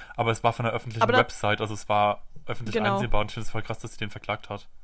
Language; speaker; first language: German; native; German